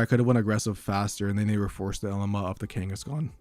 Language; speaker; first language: English; native; English